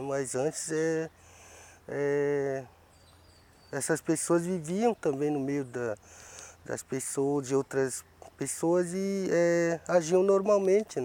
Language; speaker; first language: Portuguese; non-native, local second language; Guarani